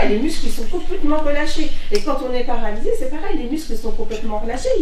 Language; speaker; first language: French; native; French